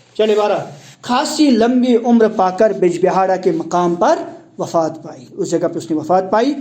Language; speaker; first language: Urdu; non-native, local second language; Kashmiri